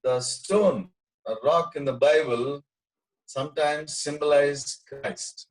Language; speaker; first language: English; non-native, local second language; Telugu